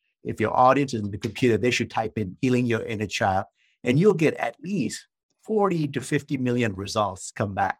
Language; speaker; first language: English; non-native, local second language; Tamil